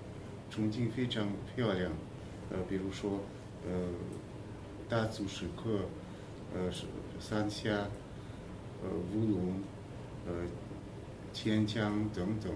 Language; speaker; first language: Chinese; non-native, fluent; Hungarian